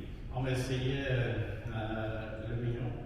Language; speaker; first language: French; non-native, fluent; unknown